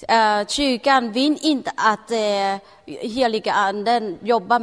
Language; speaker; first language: Swedish; non-native, learner; Thai